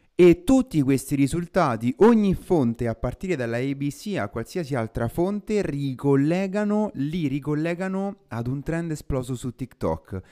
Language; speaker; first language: Italian; native; Italian